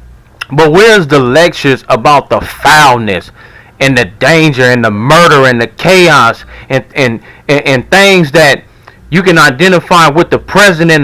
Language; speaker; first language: English; native; English